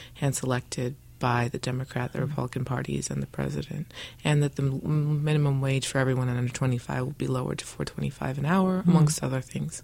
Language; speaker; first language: English; early bilingual, other home language; Spanish